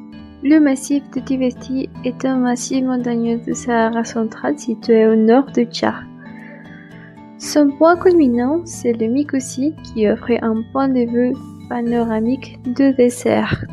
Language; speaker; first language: French; non-native, learner; Portuguese